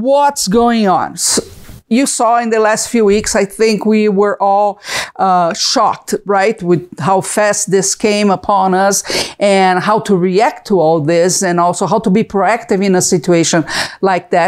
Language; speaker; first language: English; non-native, fluent; Portuguese